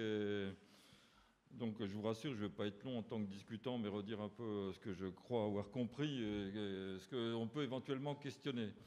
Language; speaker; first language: French; native; French